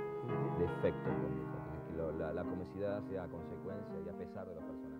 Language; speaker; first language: Spanish; native; Spanish